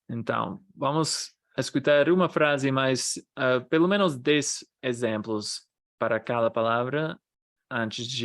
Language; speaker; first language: Portuguese; non-native, fluent; English